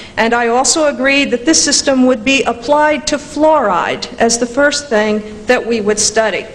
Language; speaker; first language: English; native; English